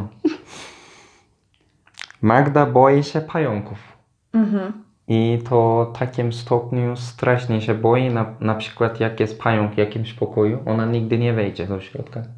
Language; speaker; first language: Polish; non-native, learner; Turkish